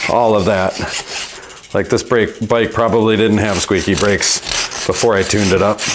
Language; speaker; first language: English; native; English